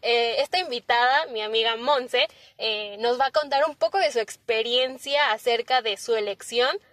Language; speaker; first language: Spanish; native; Spanish